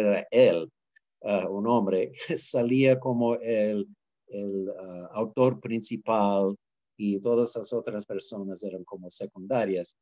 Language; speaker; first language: Spanish; non-native, fluent; English